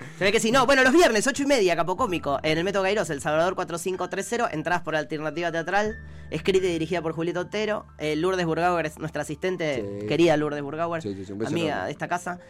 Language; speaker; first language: Spanish; native; Spanish